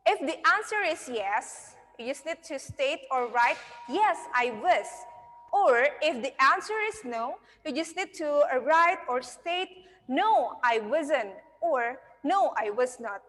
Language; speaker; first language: English; non-native, fluent; Indonesian